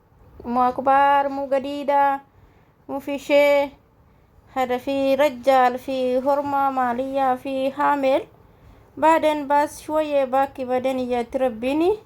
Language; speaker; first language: Arabic; non-native, learner; Oromo